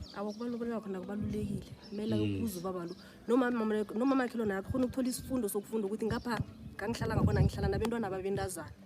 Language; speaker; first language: Zulu; non-native, local second language; South Ndebele